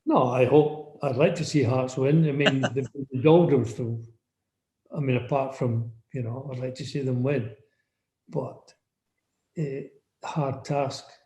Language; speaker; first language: English; native; English